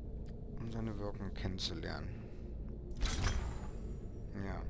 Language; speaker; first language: German; native; German